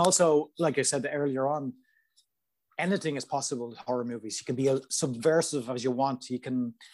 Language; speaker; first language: English; native; English